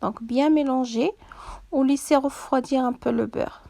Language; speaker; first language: French; non-native, local second language; Arabic